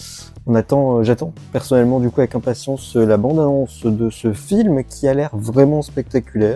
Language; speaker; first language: French; native; French